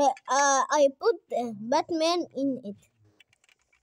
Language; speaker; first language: English; non-native, learner; Arabic